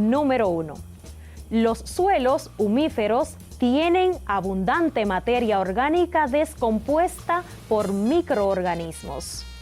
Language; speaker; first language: Spanish; native; Spanish